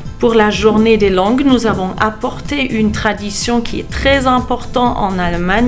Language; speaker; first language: French; non-native, fluent; German